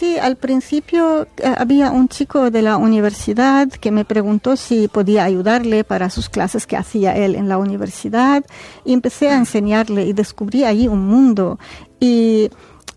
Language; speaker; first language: Spanish; non-native, fluent; Arabic